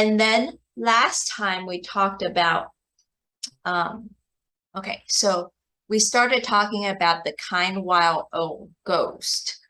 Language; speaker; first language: English; non-native, fluent; Chinese